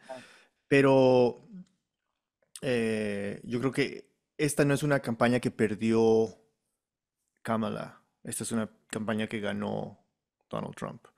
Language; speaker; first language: Spanish; early bilingual, heritage; Spanish